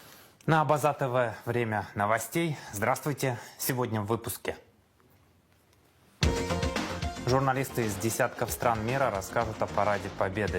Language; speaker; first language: Russian; native; Russian